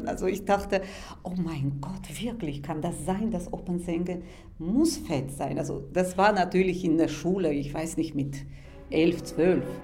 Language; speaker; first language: German; non-native, fluent; Armenian